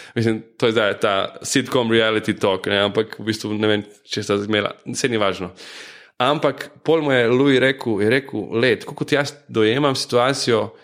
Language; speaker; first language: Slovenian; early bilingual, other home language; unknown